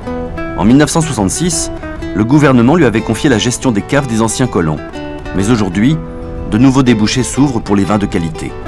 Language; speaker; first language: French; native; French